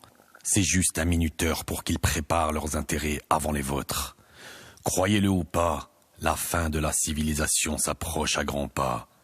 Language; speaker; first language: French; native; French